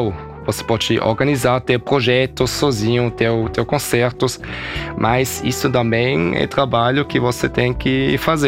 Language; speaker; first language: Portuguese; early bilingual, heritage; Portuguese